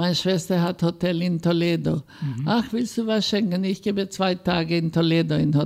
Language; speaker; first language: German; non-native, fluent; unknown